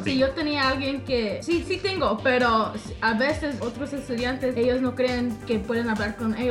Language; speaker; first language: Spanish; early bilingual, heritage; English